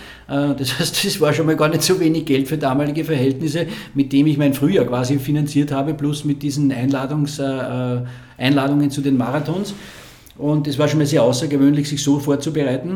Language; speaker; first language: German; native; German